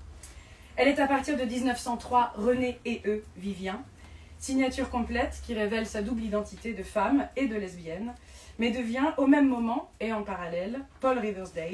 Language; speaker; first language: French; native; French